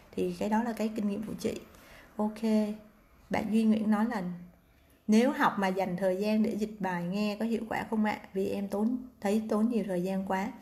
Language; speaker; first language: Vietnamese; native; Vietnamese